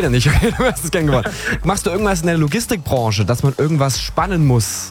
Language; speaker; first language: German; native; German